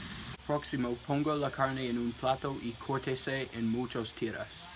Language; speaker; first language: Spanish; non-native, learner; English